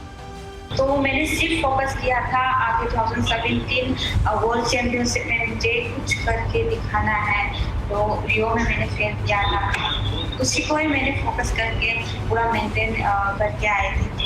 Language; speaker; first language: Hindi; non-native, local second language; Manipuri